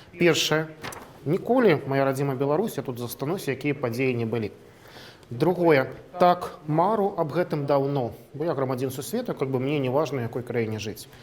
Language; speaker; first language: Belarusian; non-native, local second language; Russian